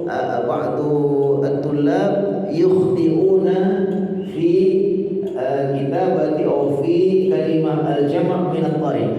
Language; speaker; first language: Arabic; non-native, fluent; Indonesian